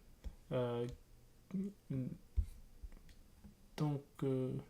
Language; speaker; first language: French; non-native, learner; English